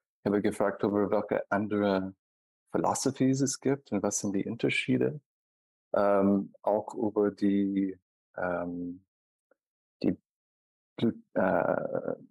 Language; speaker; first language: German; non-native, learner; English